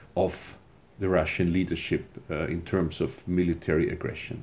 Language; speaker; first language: English; non-native, fluent; German